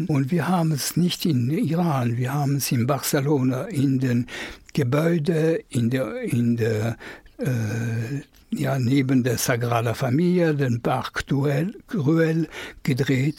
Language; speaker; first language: German; non-native, fluent; French